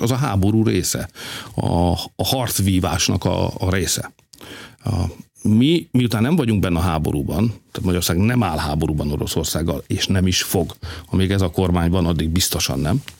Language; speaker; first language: Hungarian; native; Hungarian